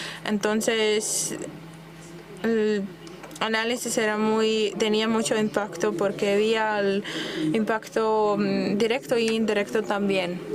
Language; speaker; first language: Spanish; non-native, fluent; German